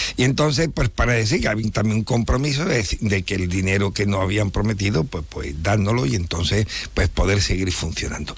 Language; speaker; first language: Spanish; native; Spanish